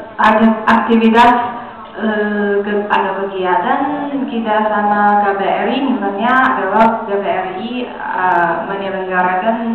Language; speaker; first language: Indonesian; non-native, fluent; Chinese